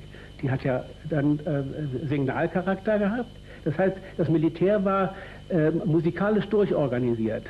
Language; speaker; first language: German; native; German